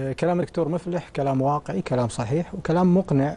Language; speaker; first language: Arabic; native; Arabic